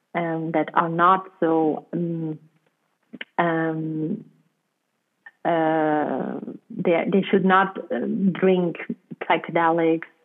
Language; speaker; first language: English; non-native, fluent; German